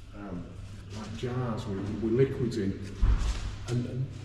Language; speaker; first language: English; native; English